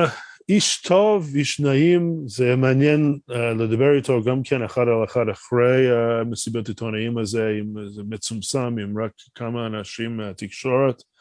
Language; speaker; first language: Hebrew; non-native, fluent; English